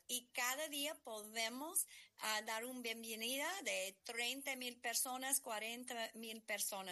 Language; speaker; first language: Spanish; non-native, fluent; English